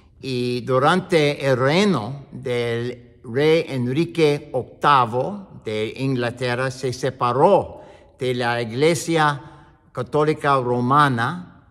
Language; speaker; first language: Spanish; non-native, learner; English